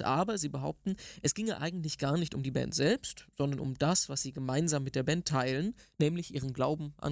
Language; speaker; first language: German; native; German